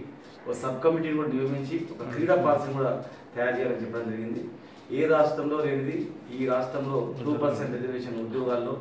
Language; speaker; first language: Telugu; native; Telugu